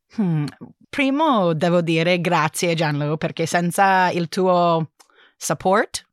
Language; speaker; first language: Italian; non-native, learner; English